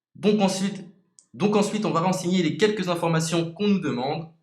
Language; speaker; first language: French; native; French